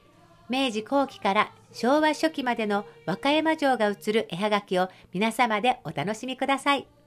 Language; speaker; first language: Japanese; native; Japanese